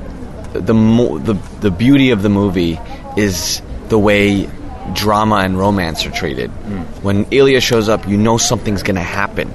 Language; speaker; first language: English; native; English